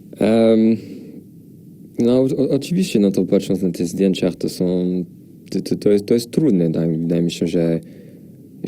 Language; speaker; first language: Polish; non-native, fluent; French